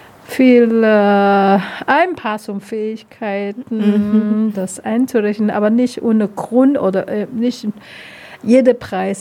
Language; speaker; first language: German; non-native, learner; Chinese